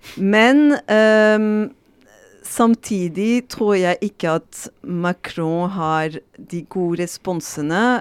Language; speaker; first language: Norwegian; non-native, fluent; French